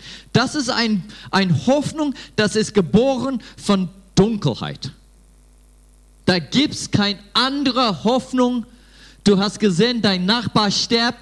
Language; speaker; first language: German; non-native, fluent; English